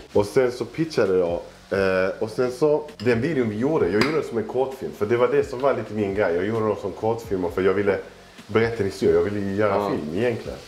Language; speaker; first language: Swedish; early bilingual, other home language; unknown